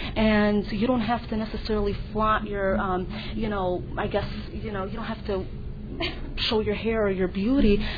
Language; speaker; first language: English; native; English